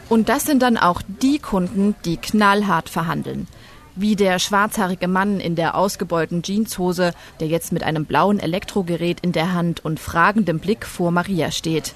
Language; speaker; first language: German; native; German